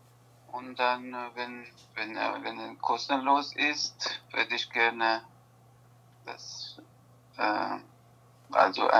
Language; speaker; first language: German; non-native, learner; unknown